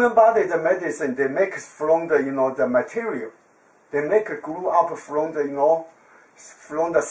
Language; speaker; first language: English; non-native, learner; Chinese